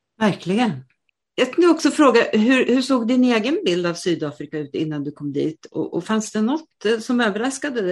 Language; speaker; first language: Swedish; native; Swedish